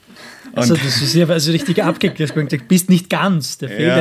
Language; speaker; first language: German; native; German